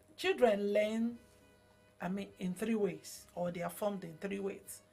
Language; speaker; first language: English; non-native, local second language; Yoruba